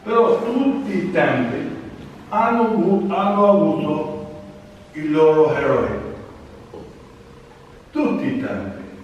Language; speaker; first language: Italian; non-native, fluent; Albanian